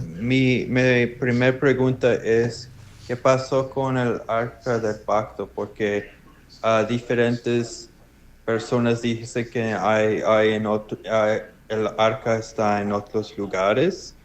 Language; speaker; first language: Spanish; non-native, learner; English